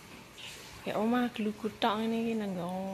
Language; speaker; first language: Chinese; non-native, fluent; Indonesian